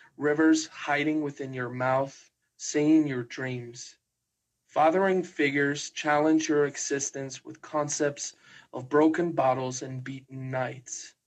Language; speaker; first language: English; non-native, fluent; Spanish